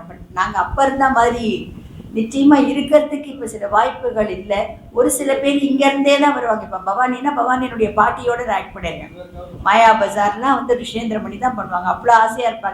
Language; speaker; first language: Tamil; native; Tamil